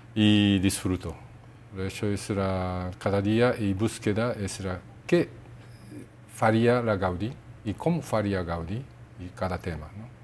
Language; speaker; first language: Catalan; non-native, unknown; Japanese